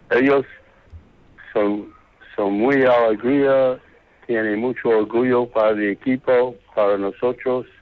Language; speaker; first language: Spanish; non-native, learner; English